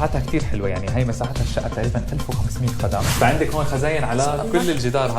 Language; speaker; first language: Arabic; native; Arabic